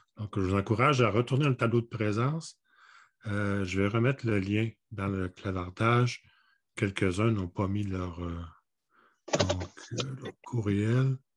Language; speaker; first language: French; native; French